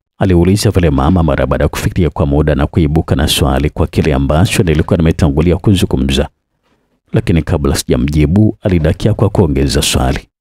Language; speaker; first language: Swahili; native; Swahili